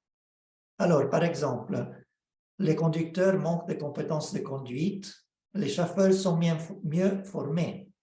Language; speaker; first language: French; non-native, fluent; Italian